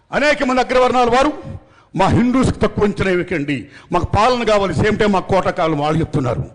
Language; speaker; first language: Telugu; native; Telugu